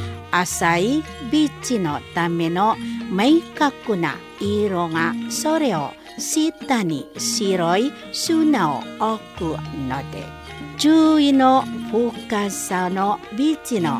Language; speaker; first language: Japanese; non-native, fluent; Indonesian